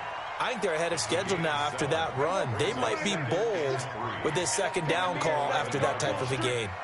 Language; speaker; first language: English; native; English